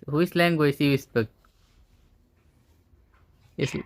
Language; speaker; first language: English; non-native, fluent; Bangla